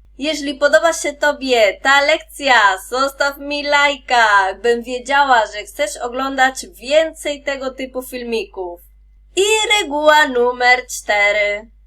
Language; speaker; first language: Polish; non-native, fluent; Spanish